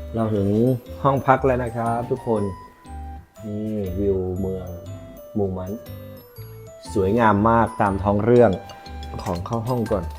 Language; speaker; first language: Thai; native; Thai